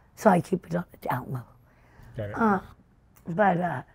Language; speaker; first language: English; native; English